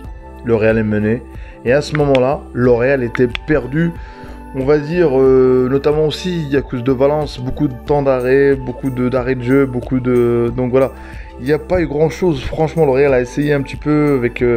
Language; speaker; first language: French; native; French